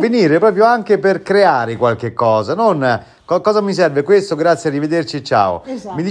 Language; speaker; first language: Italian; native; Italian